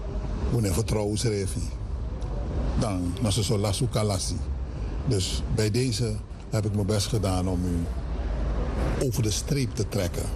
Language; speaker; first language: Dutch; native; Dutch